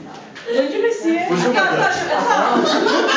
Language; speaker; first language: French; non-native, learner; Spanish